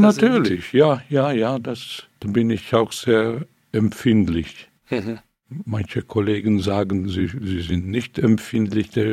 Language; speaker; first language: German; non-native, fluent; Hungarian